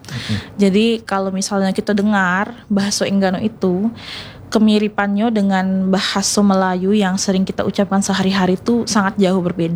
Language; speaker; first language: Indonesian; non-native, local second language; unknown